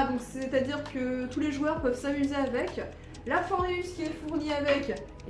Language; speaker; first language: French; native; French